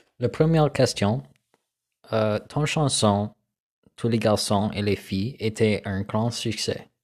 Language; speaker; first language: French; non-native, learner; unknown